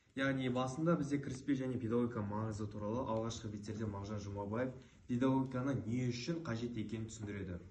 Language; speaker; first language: Kazakh; native; Kazakh